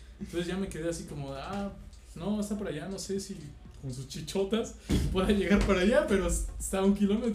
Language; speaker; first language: Spanish; native; Spanish